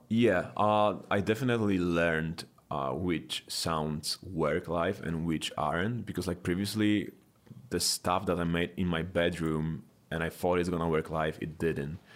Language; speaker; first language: English; non-native, fluent; Polish